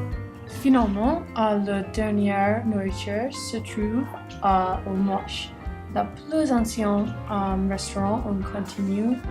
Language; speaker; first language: French; non-native, learner; English